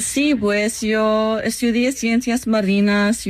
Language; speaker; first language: Spanish; non-native, learner; English